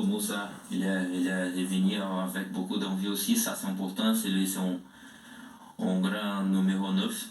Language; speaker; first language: French; non-native, learner; Portuguese